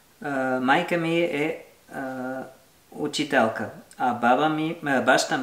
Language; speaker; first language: Bulgarian; non-native, learner; French